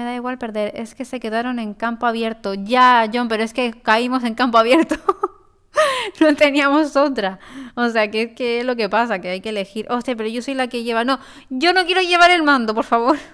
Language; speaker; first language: Spanish; native; Spanish